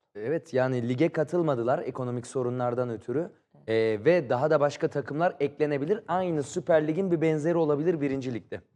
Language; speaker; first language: Turkish; native; Turkish